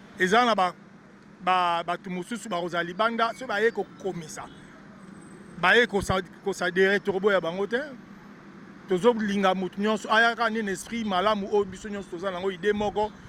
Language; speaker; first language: Lingala; native; Lingala